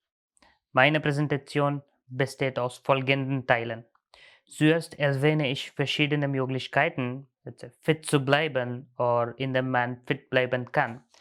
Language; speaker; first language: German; non-native, fluent; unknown